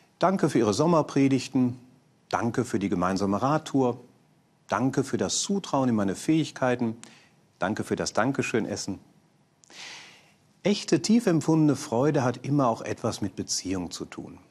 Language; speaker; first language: German; native; German